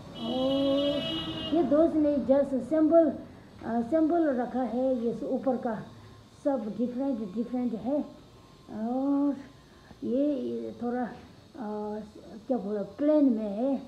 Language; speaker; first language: Hindi; non-native, local second language; Tibetan